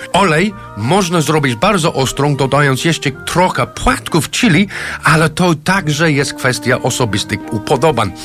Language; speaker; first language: Polish; non-native, fluent; English